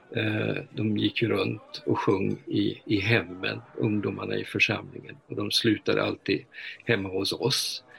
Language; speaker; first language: Swedish; early bilingual, heritage; Swedish